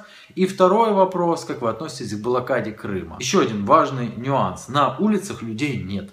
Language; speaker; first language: Russian; native; Russian